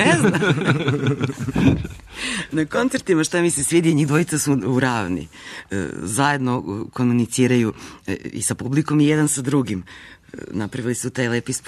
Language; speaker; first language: Serbian; native; Serbian